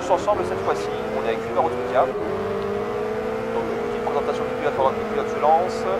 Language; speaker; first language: French; native; French